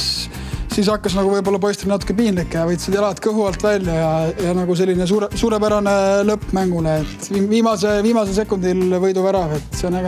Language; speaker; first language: Estonian; native; Estonian